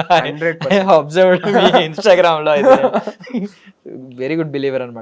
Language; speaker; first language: Telugu; native; Telugu